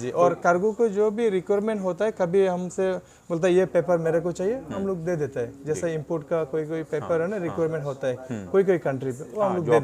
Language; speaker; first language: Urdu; non-native, fluent; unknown